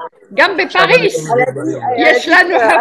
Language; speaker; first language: Hebrew; non-native, learner; French